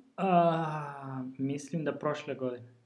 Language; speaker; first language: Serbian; non-native, learner; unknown